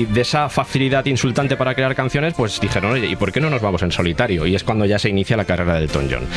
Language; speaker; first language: Spanish; native; Spanish